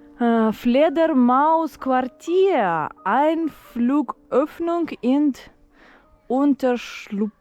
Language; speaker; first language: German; non-native, learner; Ukrainian